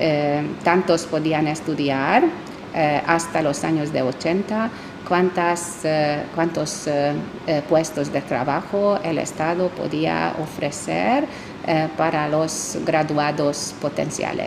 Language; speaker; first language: Spanish; non-native, fluent; Hungarian